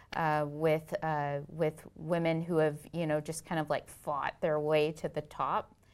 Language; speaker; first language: English; native; English